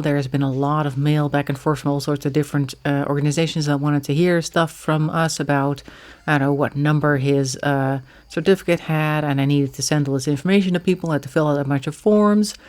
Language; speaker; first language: English; non-native, fluent; Dutch